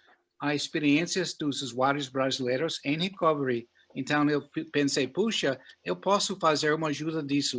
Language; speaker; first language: Portuguese; non-native, fluent; English